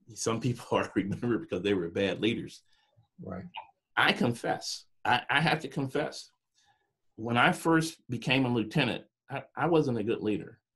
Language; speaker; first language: English; native; English